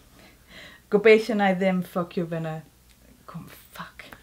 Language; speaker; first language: Welsh; non-native, local second language; English